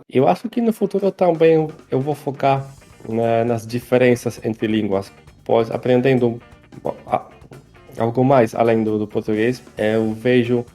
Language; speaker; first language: Portuguese; non-native, fluent; Polish